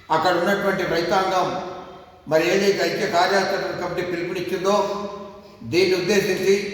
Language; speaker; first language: Telugu; native; Telugu